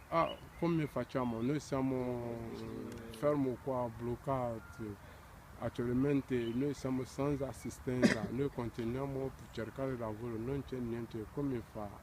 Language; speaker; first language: Italian; non-native, learner; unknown